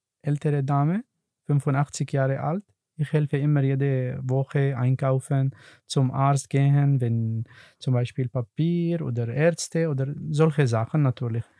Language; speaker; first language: German; non-native, learner; Arabic